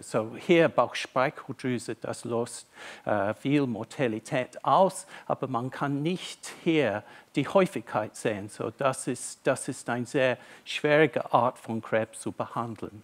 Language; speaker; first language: German; non-native, fluent; English